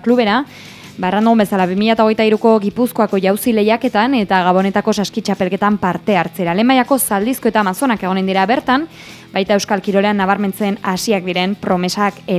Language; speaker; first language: Basque; native; Basque